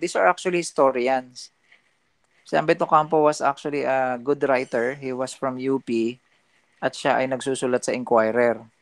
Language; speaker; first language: English; non-native, local second language; Filipino